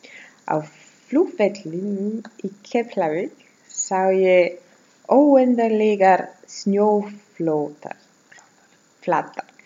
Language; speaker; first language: Icelandic; non-native, learner; German